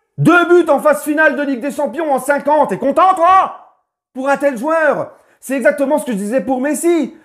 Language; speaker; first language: French; native; French